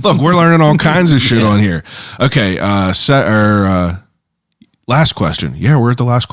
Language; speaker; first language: English; native; English